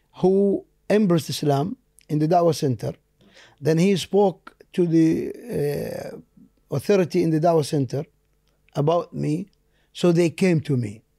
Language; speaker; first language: English; non-native, fluent; Arabic